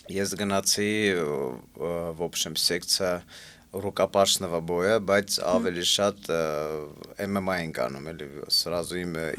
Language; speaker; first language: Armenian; early bilingual, heritage; Armenian